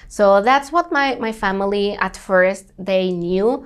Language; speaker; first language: English; non-native, fluent; Spanish